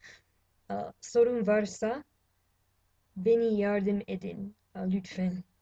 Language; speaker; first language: Turkish; non-native, fluent; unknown